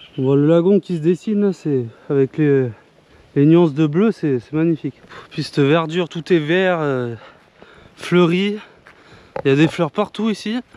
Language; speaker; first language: French; native; French